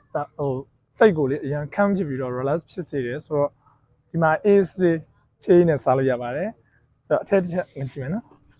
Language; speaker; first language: Burmese; native; Burmese